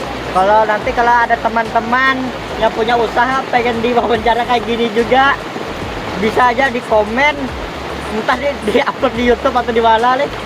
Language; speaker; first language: Indonesian; native; Indonesian